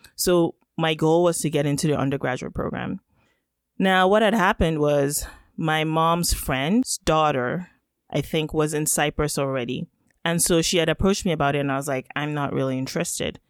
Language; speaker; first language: English; non-native, local second language; Yoruba